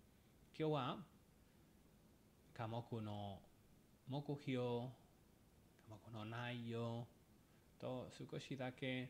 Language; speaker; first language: Japanese; non-native, fluent; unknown